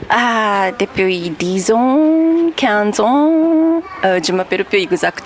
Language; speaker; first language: French; non-native, learner; Japanese